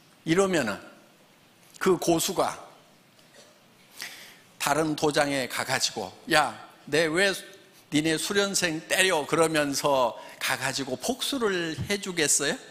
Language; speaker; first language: Korean; native; Korean